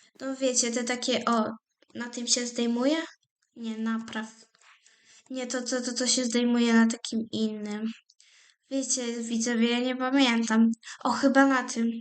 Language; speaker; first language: Polish; native; Polish